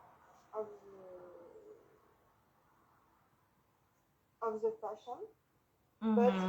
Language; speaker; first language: English; non-native, learner; French